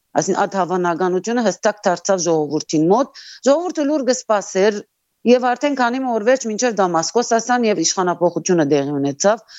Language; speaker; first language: Armenian; early bilingual, heritage; Armenian